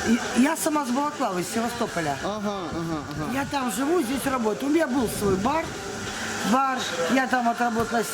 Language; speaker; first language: Russian; native; Russian